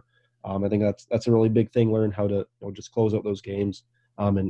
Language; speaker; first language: English; native; English